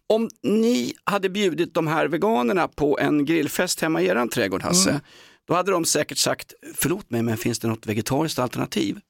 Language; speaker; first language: Swedish; native; Swedish